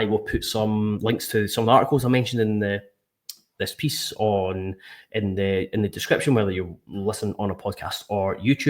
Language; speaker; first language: English; native; English